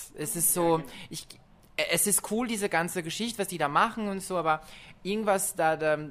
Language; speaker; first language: German; non-native, fluent; French